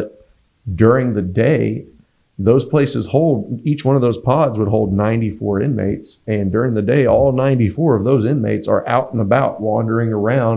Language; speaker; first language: English; native; English